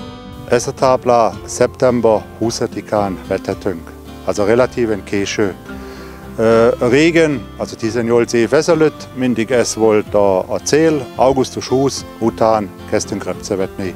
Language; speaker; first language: Hungarian; non-native, fluent; German